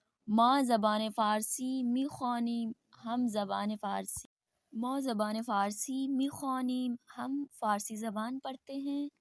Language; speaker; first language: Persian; non-native, fluent; Urdu